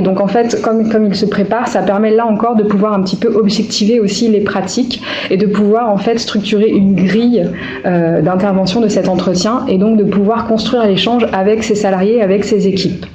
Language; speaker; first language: French; native; French